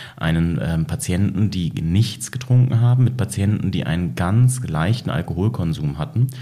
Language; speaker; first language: German; native; German